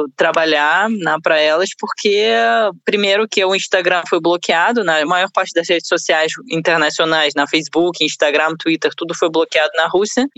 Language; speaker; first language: Portuguese; non-native, fluent; Russian